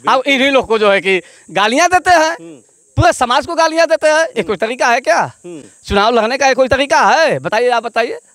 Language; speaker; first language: Hindi; native; Hindi